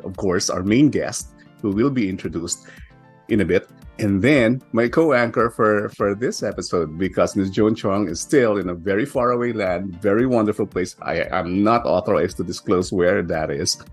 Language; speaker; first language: English; non-native, local second language; Filipino